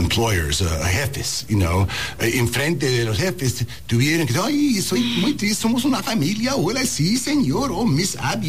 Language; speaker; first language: Spanish; early bilingual, heritage; Spanish